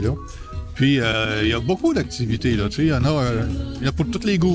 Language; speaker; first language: French; native; French